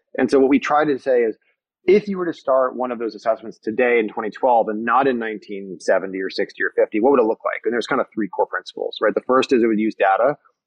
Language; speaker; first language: English; native; English